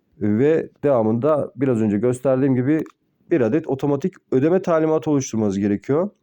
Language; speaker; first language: Turkish; native; Turkish